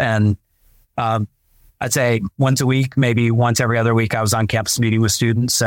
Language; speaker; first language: English; native; English